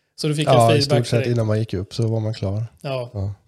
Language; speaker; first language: Swedish; non-native, local second language; German